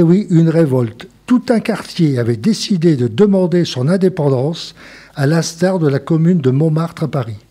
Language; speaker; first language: French; native; French